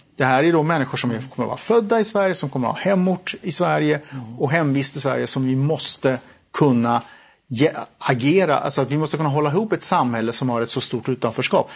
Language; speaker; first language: Swedish; early bilingual, other home language; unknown